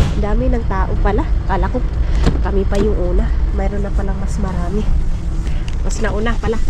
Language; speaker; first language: Filipino; non-native, local second language; Cebuano